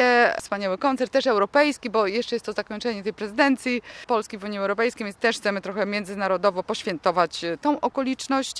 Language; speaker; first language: Polish; native; Polish